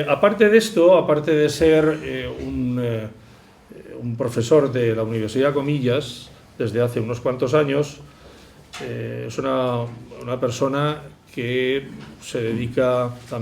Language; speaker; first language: Spanish; native; Spanish